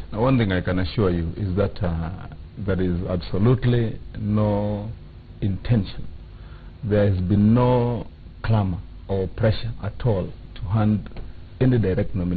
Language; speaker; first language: English; non-native, local second language; Kikuyu